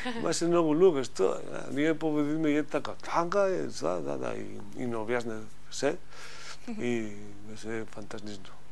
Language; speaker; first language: Macedonian; non-native, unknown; Spanish